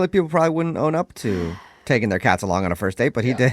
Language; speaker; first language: English; native; English